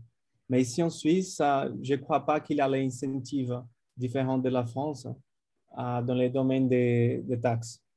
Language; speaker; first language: French; non-native, fluent; Portuguese